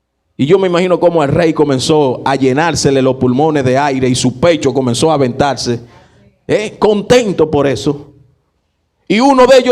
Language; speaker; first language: Spanish; native; Spanish